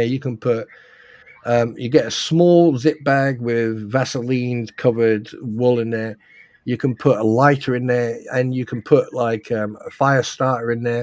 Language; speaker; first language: English; native; English